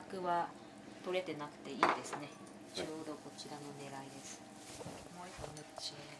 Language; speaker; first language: Japanese; native; Japanese